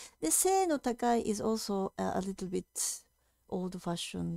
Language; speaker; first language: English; non-native, fluent; Japanese